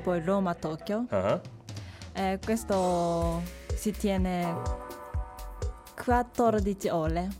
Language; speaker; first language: Italian; non-native, learner; Japanese